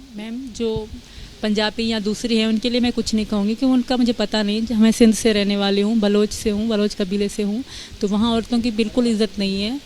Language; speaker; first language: Urdu; non-native, local second language; Sindhi